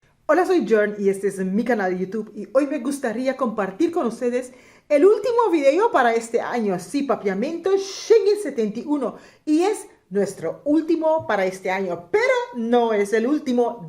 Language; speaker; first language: Spanish; non-native, local second language; Papiamento